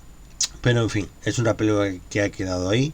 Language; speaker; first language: Spanish; native; Spanish